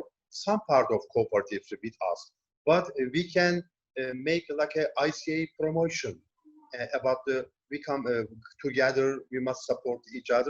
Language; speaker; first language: English; non-native, learner; Turkish